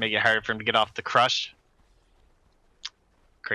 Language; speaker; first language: English; native; English